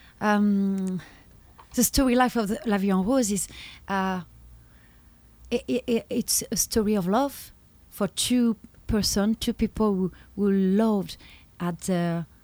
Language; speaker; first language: English; non-native, learner; French